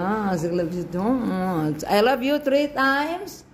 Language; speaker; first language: English; non-native, local second language; Filipino